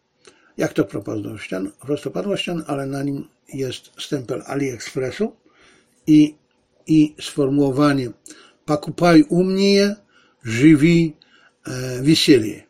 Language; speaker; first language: Polish; native; Polish